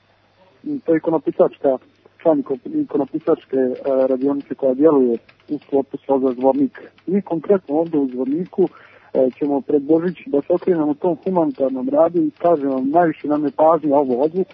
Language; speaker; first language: Serbian; native; Serbian